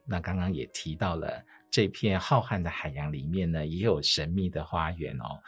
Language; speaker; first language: Chinese; native; Chinese